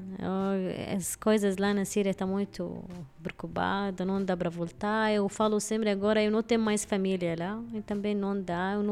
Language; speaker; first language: Portuguese; non-native, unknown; Arabic